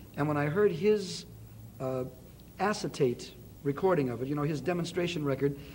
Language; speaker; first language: English; native; English